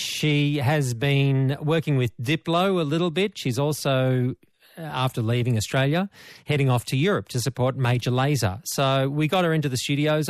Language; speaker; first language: English; native; English